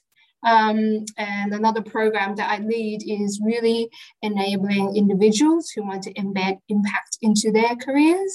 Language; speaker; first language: English; native; English